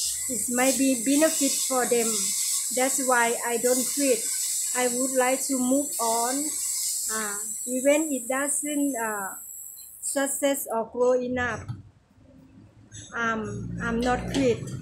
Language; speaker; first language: English; non-native, learner; Thai